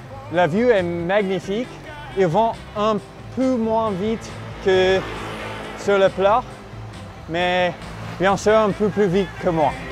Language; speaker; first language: French; non-native, fluent; English